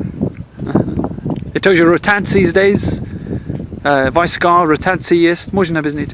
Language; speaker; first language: Russian; non-native, learner; English